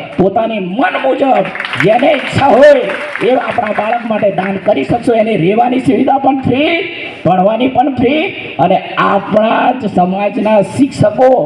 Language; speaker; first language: Gujarati; non-native, local second language; Rathawi